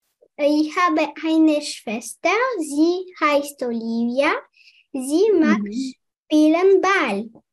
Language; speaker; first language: German; non-native, learner; French